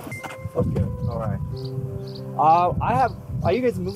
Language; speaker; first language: English; non-native, learner; Japanese